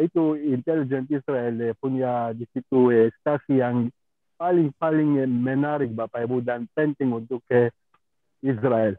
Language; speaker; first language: Indonesian; non-native, fluent; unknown